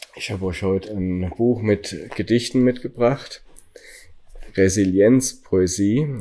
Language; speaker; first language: German; native; German